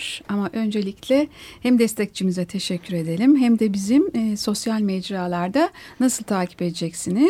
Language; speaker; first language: Turkish; native; Turkish